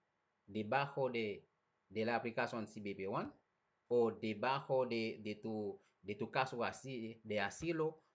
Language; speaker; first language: Spanish; non-native, fluent; Haitian Creole